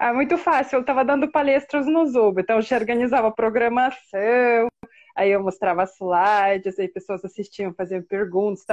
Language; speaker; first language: Portuguese; non-native, fluent; Russian